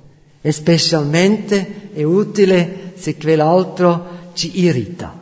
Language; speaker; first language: Italian; non-native, fluent; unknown